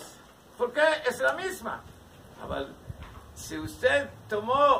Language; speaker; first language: Spanish; non-native, learner; Hebrew